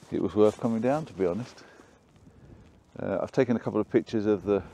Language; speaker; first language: English; native; English